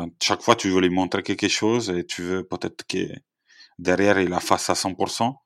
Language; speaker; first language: French; non-native, fluent; Italian